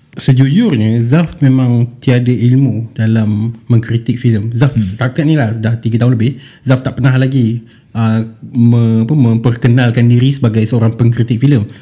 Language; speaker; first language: Malay; native; Malay